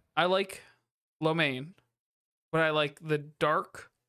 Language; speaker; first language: English; native; English